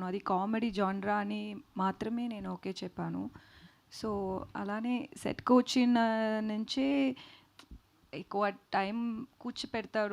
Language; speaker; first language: Telugu; non-native, learner; Tamil